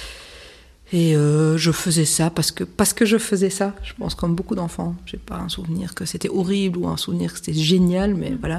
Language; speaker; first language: French; native; French